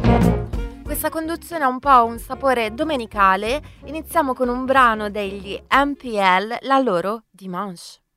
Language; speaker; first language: Italian; native; Italian